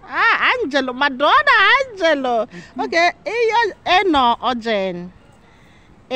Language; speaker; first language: Italian; non-native, learner; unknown